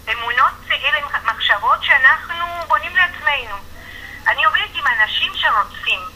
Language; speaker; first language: Hebrew; non-native, fluent; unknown